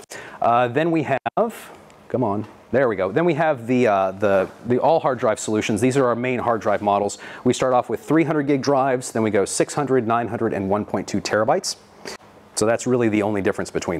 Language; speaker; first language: English; native; English